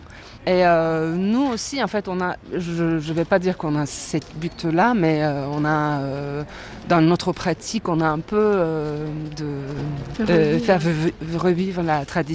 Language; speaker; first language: French; non-native, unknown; Turkish